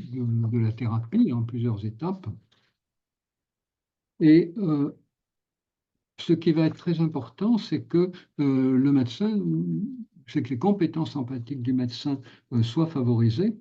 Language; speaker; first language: French; native; French